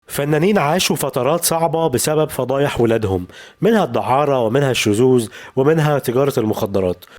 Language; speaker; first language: Arabic; native; Arabic